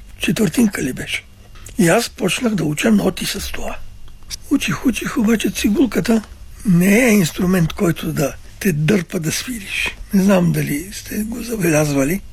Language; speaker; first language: Bulgarian; early bilingual, other home language; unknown